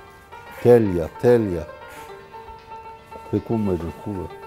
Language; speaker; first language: Greek; non-native, learner; Persian